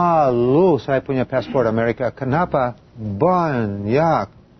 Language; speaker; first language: Indonesian; non-native, fluent; English